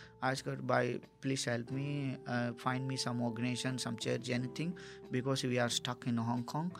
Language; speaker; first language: English; non-native, local second language; Tamil